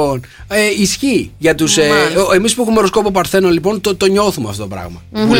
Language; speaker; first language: Greek; native; Greek